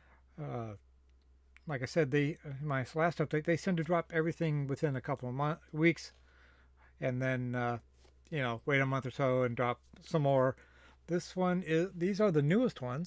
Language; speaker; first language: English; native; English